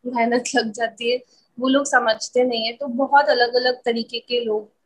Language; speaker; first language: Hindi; native; Hindi